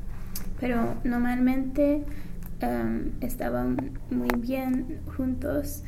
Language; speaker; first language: Spanish; non-native, learner; English